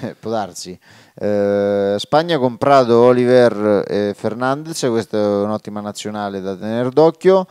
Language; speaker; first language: Italian; native; Italian